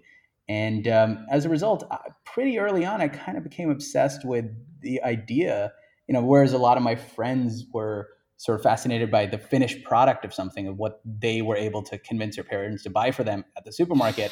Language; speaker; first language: English; non-native, local second language; Hindi